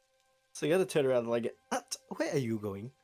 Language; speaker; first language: English; native; English